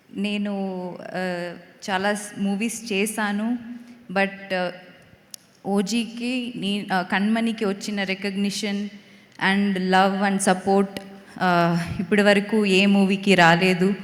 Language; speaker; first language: Telugu; non-native, fluent; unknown